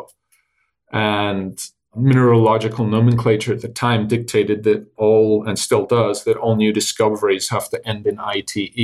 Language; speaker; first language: English; native; English